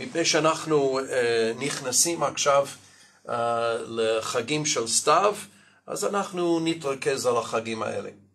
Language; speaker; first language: Hebrew; non-native, fluent; English